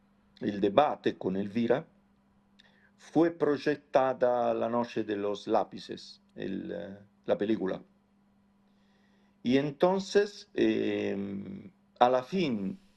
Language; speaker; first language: Spanish; non-native, fluent; Italian